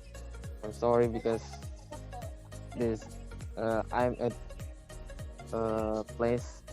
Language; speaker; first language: English; non-native, learner; Indonesian